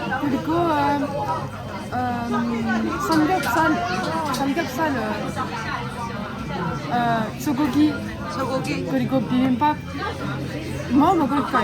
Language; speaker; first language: Korean; early bilingual, heritage; French